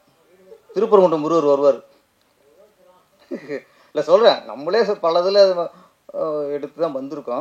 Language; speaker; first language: Tamil; native; Tamil